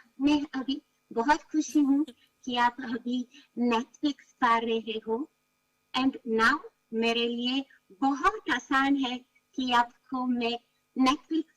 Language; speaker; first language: Hindi; non-native, learner; Italian